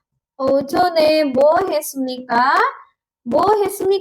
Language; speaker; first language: Korean; non-native, learner; Indonesian